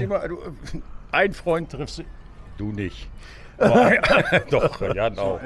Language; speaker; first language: German; native; German